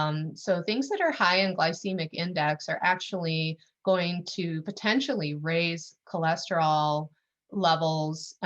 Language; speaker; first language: English; native; English